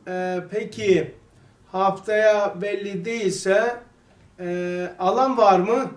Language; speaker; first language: Turkish; native; Turkish